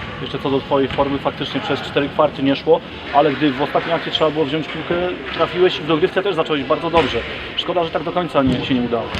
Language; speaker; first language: Polish; native; Polish